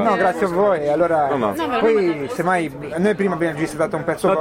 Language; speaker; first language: Italian; native; Italian